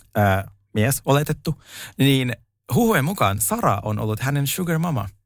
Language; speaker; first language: Finnish; native; Finnish